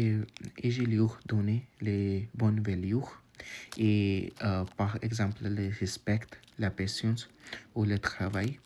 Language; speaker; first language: French; non-native, learner; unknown